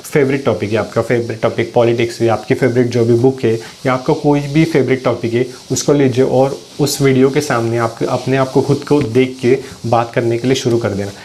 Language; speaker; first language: Hindi; non-native, local second language; Marathi